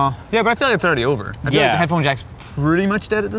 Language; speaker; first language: English; native; English